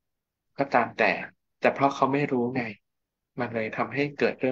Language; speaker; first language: Thai; native; Thai